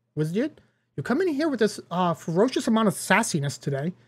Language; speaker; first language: English; native; English